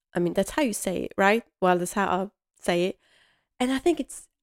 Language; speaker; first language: English; non-native, fluent; French